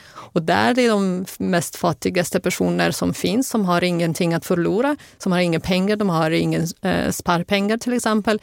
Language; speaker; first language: Swedish; non-native, fluent; Russian